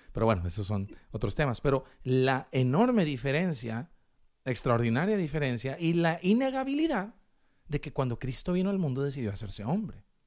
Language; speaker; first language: Spanish; native; Spanish